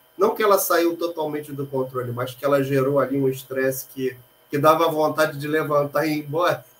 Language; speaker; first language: Portuguese; native; Portuguese